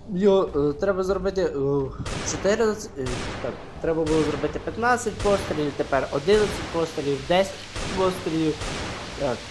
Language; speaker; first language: Ukrainian; non-native, local second language; Russian